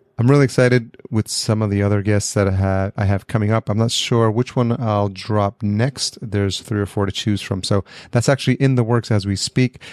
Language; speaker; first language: English; early bilingual, other home language; Spanish